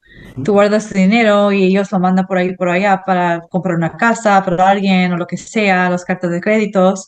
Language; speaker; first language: Spanish; non-native, fluent; English